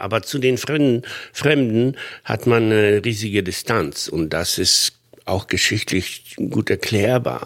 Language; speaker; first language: German; non-native, fluent; Polish